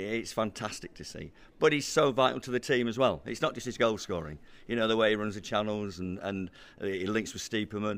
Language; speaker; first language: English; native; English